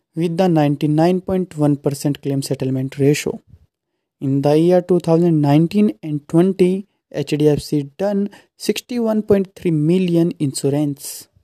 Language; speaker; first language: English; non-native, local second language; Hindi